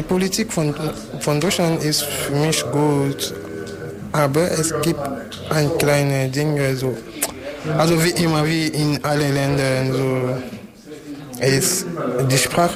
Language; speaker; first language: German; non-native, fluent; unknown